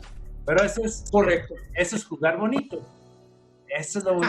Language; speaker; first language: Spanish; native; Spanish